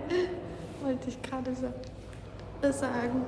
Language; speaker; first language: German; non-native, learner; Ukrainian